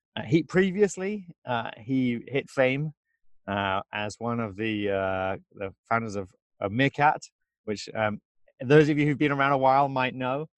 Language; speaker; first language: English; native; English